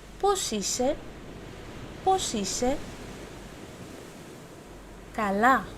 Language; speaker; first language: Greek; non-native, fluent; Turkish